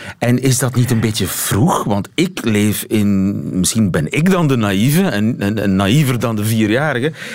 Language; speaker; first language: Dutch; native; Dutch